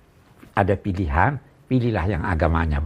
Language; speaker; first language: Indonesian; native; Indonesian